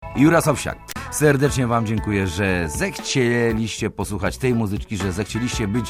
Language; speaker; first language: Polish; native; Polish